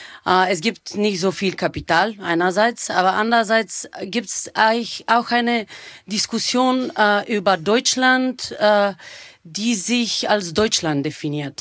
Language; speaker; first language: German; non-native, fluent; Bulgarian